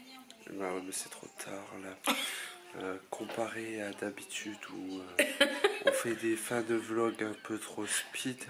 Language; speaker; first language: French; native; French